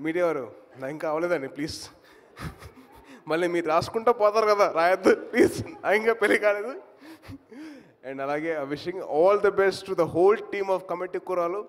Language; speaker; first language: Telugu; native; Telugu